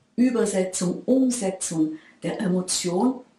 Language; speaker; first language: German; non-native, fluent; French